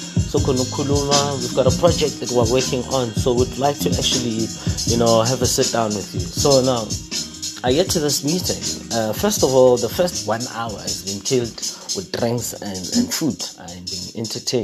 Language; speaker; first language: English; non-native, local second language; Zulu